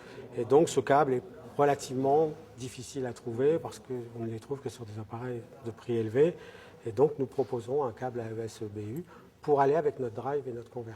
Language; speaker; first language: French; native; French